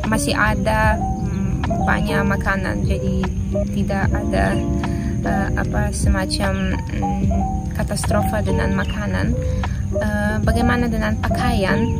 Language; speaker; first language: Indonesian; non-native, fluent; Russian